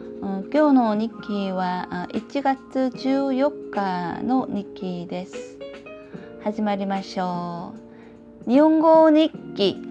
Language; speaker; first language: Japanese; non-native, learner; Korean